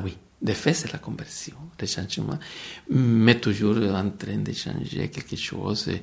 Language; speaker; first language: French; non-native, fluent; Spanish